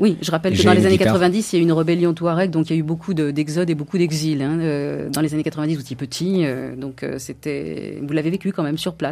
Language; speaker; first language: French; native; French